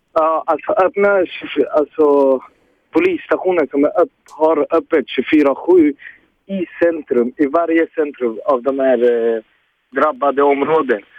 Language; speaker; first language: Swedish; early bilingual, other home language; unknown